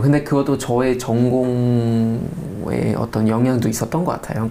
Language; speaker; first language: Korean; non-native, fluent; German